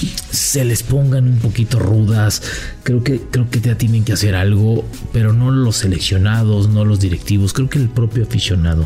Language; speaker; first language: Spanish; native; Spanish